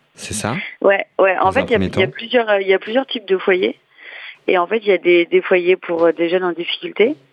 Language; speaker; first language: French; native; French